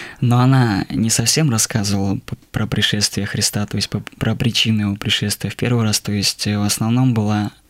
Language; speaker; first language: Russian; native; Russian